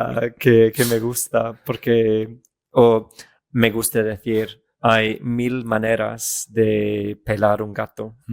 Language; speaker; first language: Spanish; non-native, fluent; English